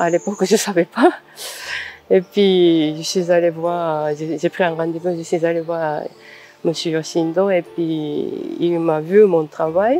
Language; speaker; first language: French; non-native, fluent; Japanese